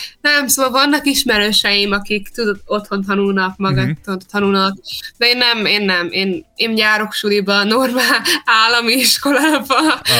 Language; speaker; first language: Hungarian; early bilingual, heritage; Hungarian